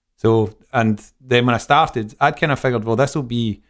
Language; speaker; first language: English; native; English